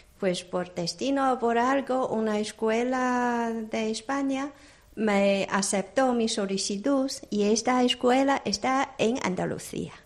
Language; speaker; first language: Spanish; non-native, fluent; Chinese